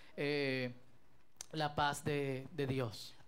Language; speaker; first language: English; non-native, fluent; Uzbek